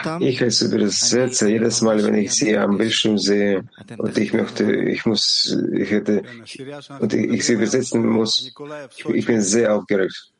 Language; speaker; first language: German; non-native, learner; Hebrew